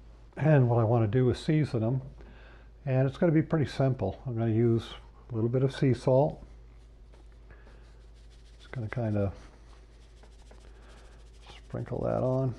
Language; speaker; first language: English; native; English